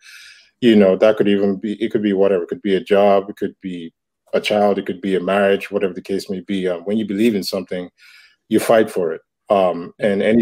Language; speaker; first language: English; non-native, local second language; Yoruba